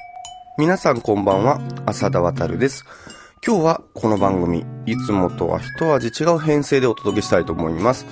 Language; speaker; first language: Japanese; native; Japanese